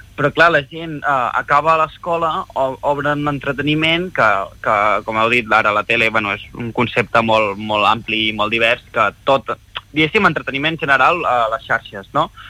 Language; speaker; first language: Catalan; early bilingual, other home language; Chinese